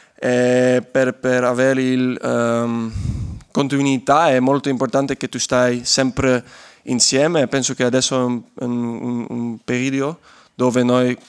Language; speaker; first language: Italian; non-native, learner; Dutch